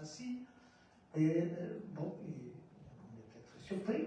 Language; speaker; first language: French; non-native, fluent; Portuguese